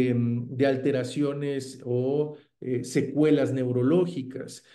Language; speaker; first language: Spanish; native; Spanish